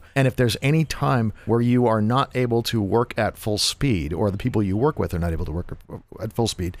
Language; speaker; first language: English; native; English